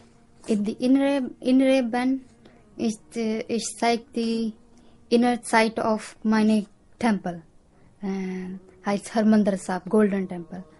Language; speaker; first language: German; non-native, learner; Punjabi